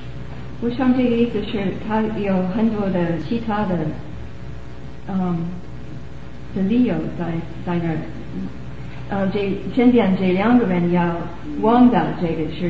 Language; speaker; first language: Chinese; non-native, learner; English